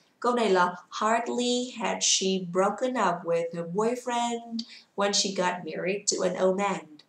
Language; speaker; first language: English; non-native, fluent; Vietnamese